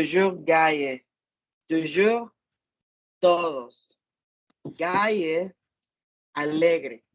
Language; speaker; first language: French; non-native, fluent; Spanish